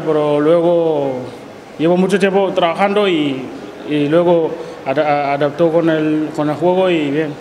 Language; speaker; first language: Spanish; non-native, fluent; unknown